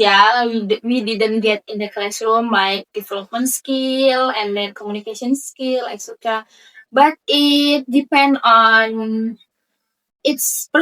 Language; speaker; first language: English; non-native, learner; Indonesian